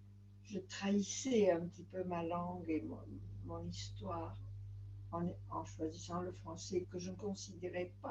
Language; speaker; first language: French; non-native, fluent; Spanish